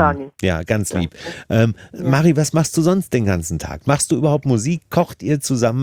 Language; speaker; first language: German; native; German